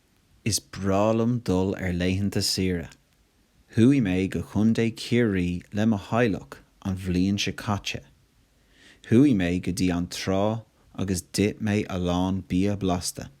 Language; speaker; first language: Irish; non-native, local second language; English